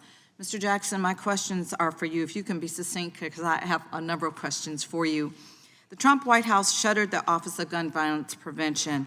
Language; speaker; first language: English; native; English